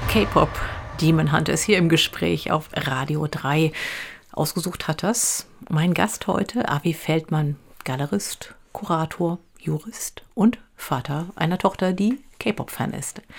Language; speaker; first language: German; native; German